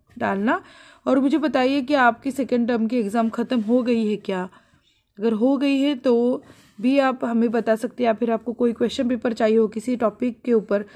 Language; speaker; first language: Hindi; non-native, local second language; Marathi